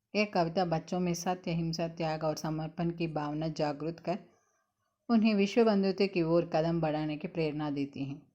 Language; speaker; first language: Hindi; non-native, local second language; Telugu